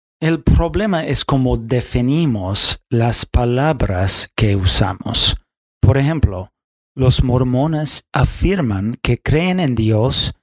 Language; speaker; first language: Spanish; non-native, fluent; English